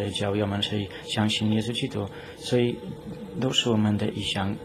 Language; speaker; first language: Chinese; non-native, fluent; Polish